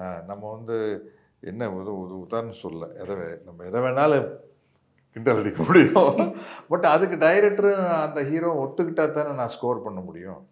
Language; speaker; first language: Tamil; native; Tamil